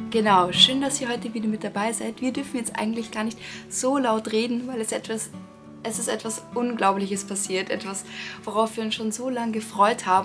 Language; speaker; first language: German; native; German